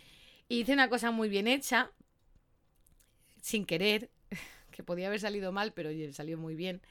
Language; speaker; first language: Spanish; native; Spanish